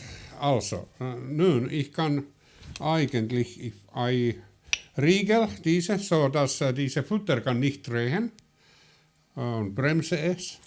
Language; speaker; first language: German; non-native, learner; Finnish